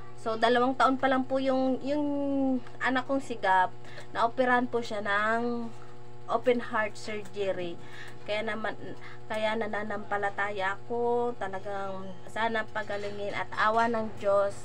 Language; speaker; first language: Filipino; non-native, local second language; Bikol